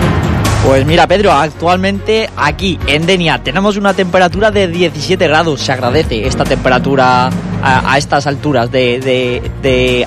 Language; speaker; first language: Spanish; native; Spanish